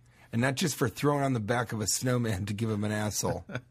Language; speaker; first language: English; native; English